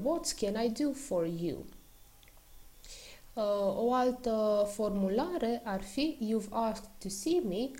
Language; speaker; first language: English; non-native, fluent; Romanian